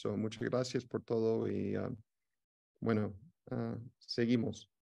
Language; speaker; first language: Spanish; non-native, learner; English